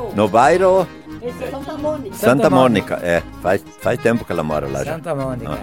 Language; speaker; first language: Portuguese; native; Portuguese